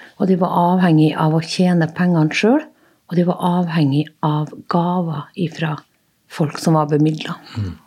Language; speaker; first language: Norwegian; native; Norwegian